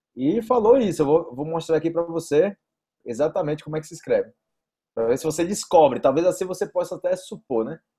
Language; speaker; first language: Portuguese; native; Portuguese